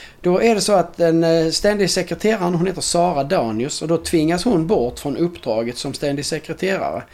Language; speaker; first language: Swedish; native; Swedish